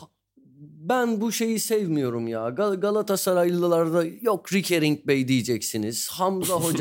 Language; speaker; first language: Turkish; native; Turkish